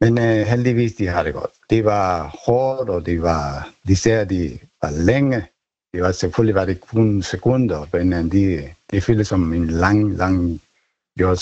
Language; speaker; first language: Danish; non-native, fluent; Spanish